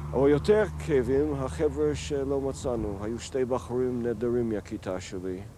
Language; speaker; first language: Hebrew; non-native, fluent; English